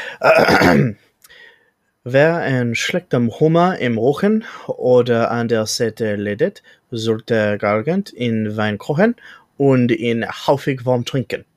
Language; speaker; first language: German; non-native, learner; English